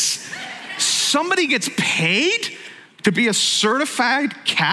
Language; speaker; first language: English; native; English